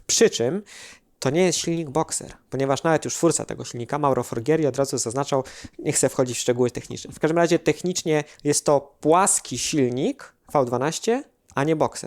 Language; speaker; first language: Polish; native; Polish